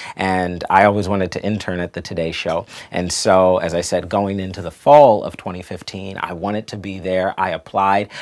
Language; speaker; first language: English; native; English